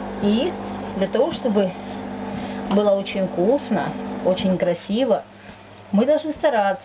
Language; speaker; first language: Russian; native; Russian